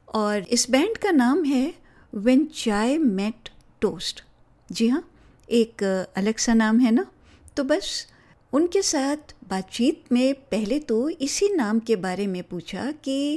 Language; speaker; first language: Hindi; native; Hindi